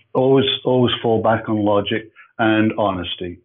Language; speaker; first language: English; native; English